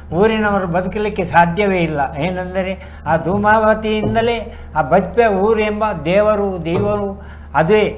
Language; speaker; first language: Kannada; non-native, local second language; Tulu